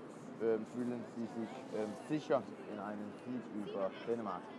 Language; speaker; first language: German; non-native, learner; Danish